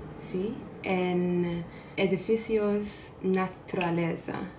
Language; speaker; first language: Spanish; non-native, learner; English